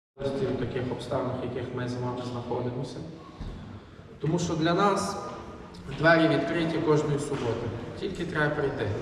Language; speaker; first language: Ukrainian; native; Ukrainian